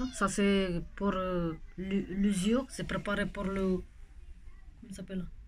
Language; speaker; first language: French; non-native, local second language; Romanian